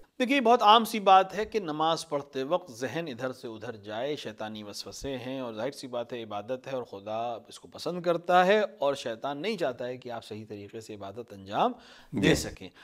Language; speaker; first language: Urdu; native; Urdu